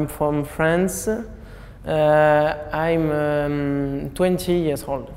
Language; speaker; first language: English; non-native, learner; French